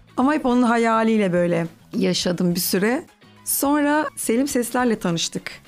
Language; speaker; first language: Turkish; native; Turkish